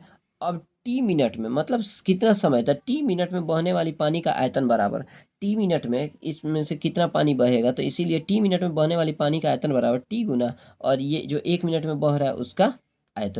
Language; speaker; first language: Hindi; native; Hindi